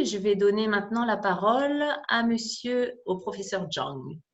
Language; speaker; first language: French; native; French